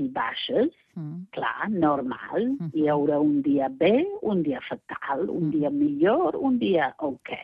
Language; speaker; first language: Catalan; non-native, fluent; English